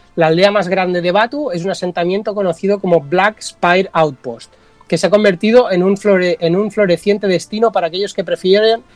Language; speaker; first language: Spanish; non-native, local second language; Catalan